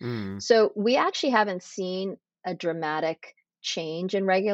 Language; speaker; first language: English; native; English